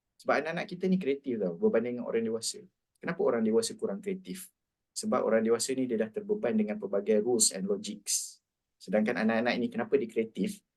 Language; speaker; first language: Malay; native; Malay